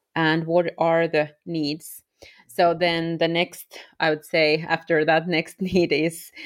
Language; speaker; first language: English; non-native, fluent; Finnish